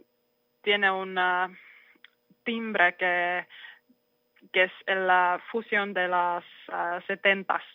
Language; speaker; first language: Spanish; non-native, learner; Finnish